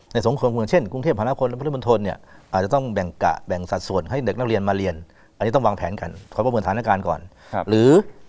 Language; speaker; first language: Thai; native; Thai